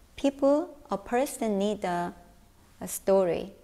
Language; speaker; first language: English; non-native, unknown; Korean